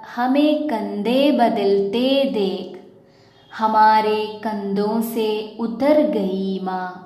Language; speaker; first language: Hindi; non-native, local second language; Malayalam